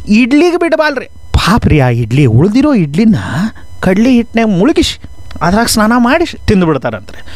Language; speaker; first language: Kannada; non-native, local second language; Marathi